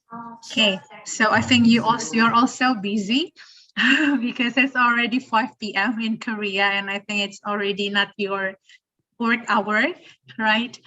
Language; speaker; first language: English; non-native, fluent; Indonesian